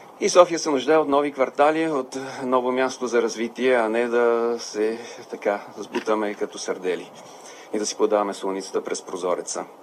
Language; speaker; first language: Bulgarian; native; Bulgarian